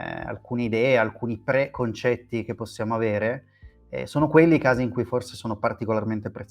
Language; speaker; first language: Italian; native; Italian